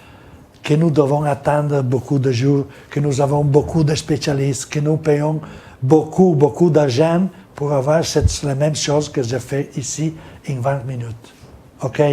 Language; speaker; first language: French; non-native, learner; Italian